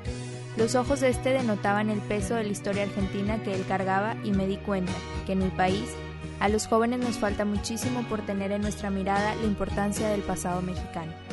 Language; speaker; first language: Spanish; native; Spanish